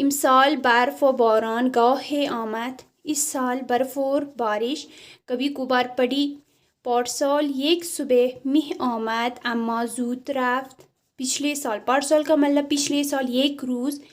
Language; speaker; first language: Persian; non-native, fluent; Urdu